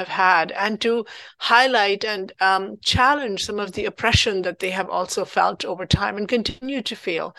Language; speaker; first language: English; non-native, local second language; Punjabi